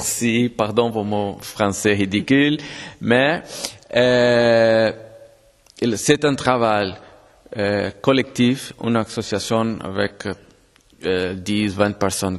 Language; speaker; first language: French; non-native, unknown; Portuguese